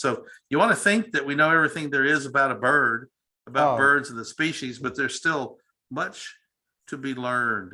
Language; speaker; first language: English; native; English